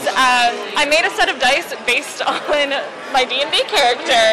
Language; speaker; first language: English; native; English